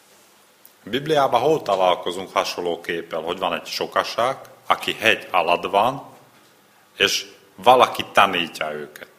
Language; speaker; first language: Hungarian; non-native, learner; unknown